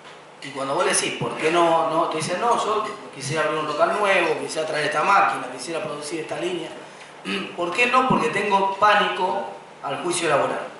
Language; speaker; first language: Spanish; native; Spanish